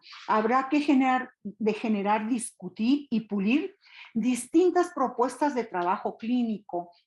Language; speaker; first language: Spanish; native; Spanish